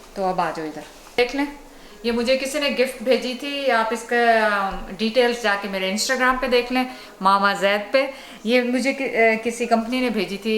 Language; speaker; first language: Urdu; native; Urdu